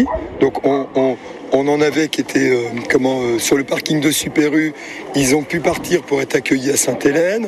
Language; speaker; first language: French; native; French